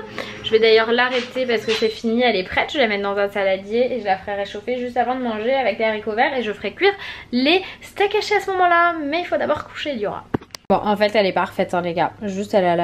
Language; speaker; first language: French; native; French